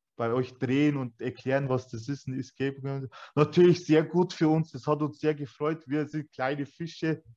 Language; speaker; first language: German; early bilingual, other home language; Turkish